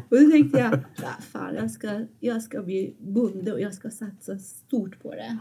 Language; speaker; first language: Swedish; non-native, fluent; Persian